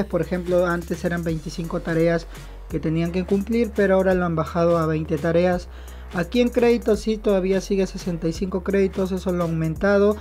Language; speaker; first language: Spanish; native; Spanish